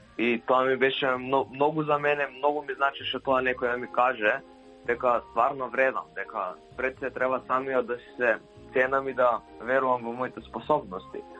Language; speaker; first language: Macedonian; native; Macedonian